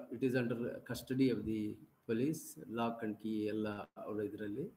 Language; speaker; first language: English; non-native, local second language; Kannada